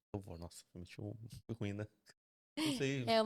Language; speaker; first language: Portuguese; native; Portuguese